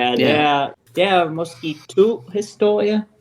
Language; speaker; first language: Danish; non-native, learner; English